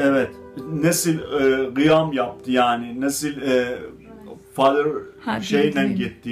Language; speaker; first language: Turkish; non-native, learner; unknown